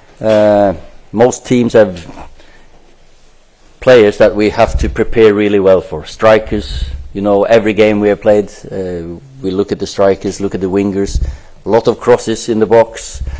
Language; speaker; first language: English; non-native, fluent; Norwegian